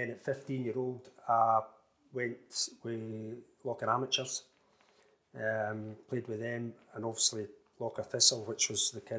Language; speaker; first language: English; native; English